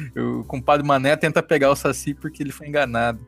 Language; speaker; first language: Portuguese; native; Portuguese